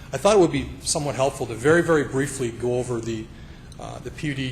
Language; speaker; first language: English; native; English